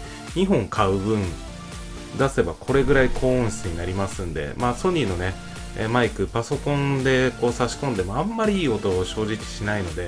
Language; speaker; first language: Japanese; native; Japanese